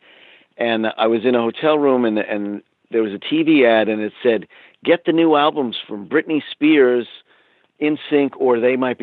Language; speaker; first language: English; native; English